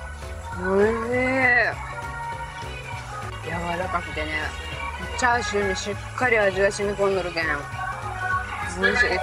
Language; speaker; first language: Japanese; native; Japanese